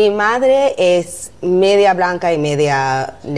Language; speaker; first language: Spanish; non-native, learner; English